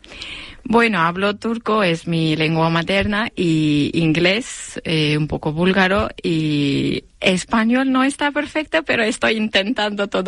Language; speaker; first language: Spanish; non-native, learner; Turkish